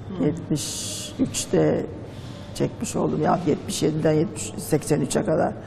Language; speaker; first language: Turkish; native; Turkish